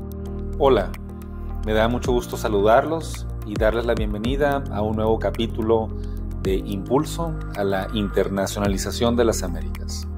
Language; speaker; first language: Spanish; native; Spanish